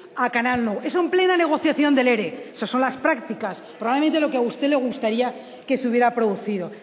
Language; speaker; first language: Spanish; native; Spanish